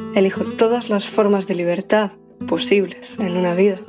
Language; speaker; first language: Spanish; native; Spanish